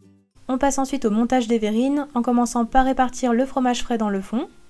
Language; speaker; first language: French; native; French